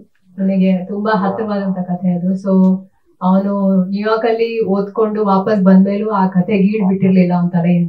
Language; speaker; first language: Kannada; native; Kannada